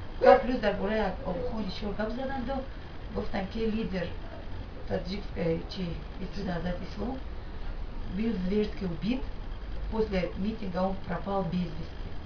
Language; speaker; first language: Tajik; non-native, local second language; Shughni